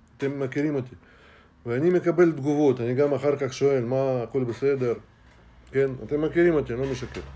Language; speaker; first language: Hebrew; non-native, fluent; Russian